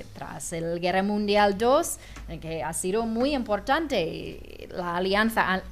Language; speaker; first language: Spanish; non-native, fluent; English